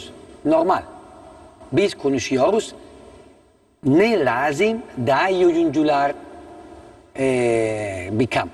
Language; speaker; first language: Turkish; non-native, learner; Italian